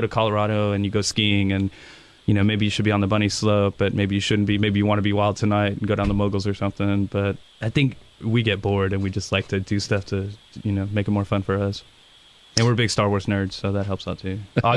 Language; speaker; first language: English; native; English